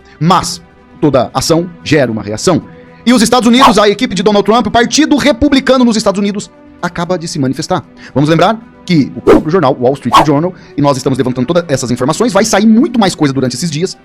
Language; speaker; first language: Portuguese; native; Portuguese